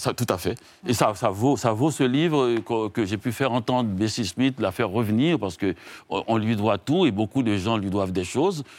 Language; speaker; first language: French; non-native, local second language; Haitian Creole